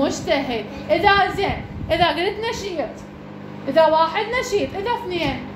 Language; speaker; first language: Arabic; native; Arabic